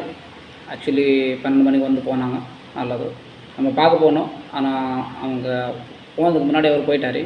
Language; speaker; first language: Tamil; non-native, learner; Hindi